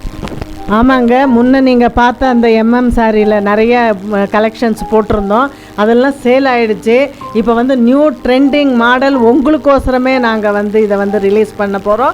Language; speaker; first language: Tamil; native; Tamil